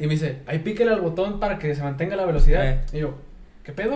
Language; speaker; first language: Spanish; native; Spanish